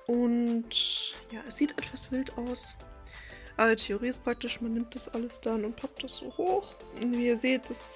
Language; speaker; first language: German; native; German